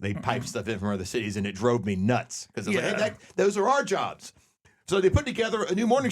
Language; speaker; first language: English; native; English